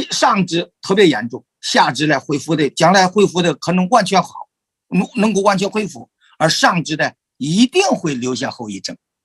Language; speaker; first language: Chinese; native; Chinese